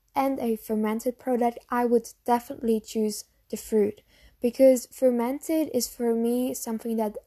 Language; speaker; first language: English; non-native, fluent; German